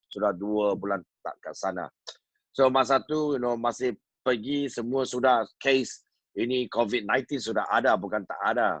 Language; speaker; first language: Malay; non-native, local second language; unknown